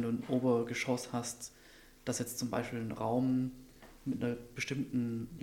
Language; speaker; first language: German; native; German